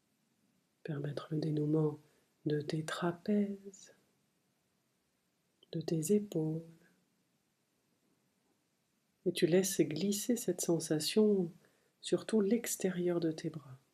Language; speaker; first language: French; native; French